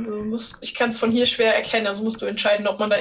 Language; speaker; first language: German; native; German